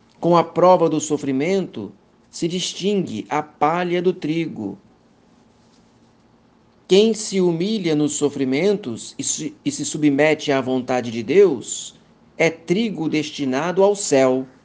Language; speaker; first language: Portuguese; native; Portuguese